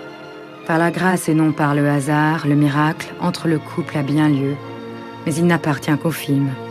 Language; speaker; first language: French; native; French